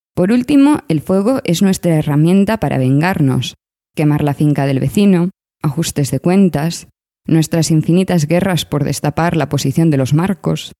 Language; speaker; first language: Spanish; native; Spanish